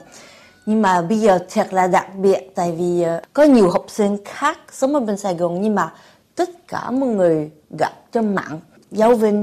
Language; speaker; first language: Vietnamese; early bilingual, heritage; Vietnamese